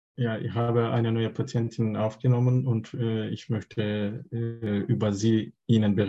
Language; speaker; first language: German; non-native, learner; Turkish